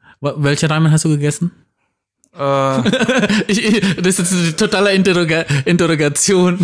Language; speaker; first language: German; non-native, fluent; Indonesian